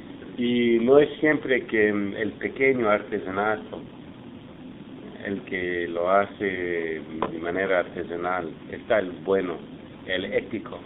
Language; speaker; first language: Spanish; non-native, fluent; English